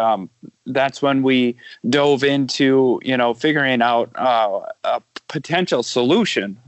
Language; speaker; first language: English; native; English